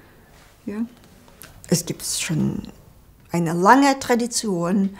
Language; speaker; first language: German; non-native, fluent; Russian